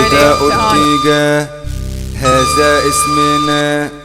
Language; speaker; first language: Arabic; native; Arabic